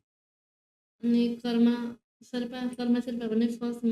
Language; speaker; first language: Nepali; native; Nepali